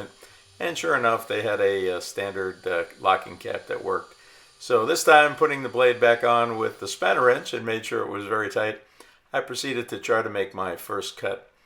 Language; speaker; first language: English; native; English